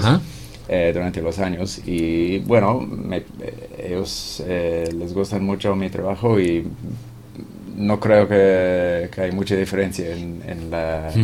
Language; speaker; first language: Spanish; non-native, fluent; English